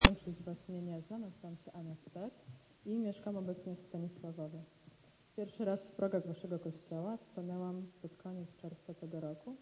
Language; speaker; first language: Polish; native; Polish